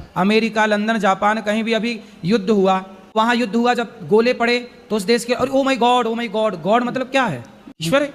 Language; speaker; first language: Hindi; native; Hindi